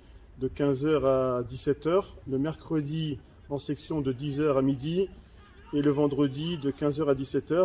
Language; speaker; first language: French; native; French